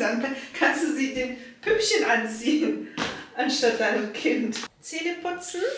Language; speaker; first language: German; native; German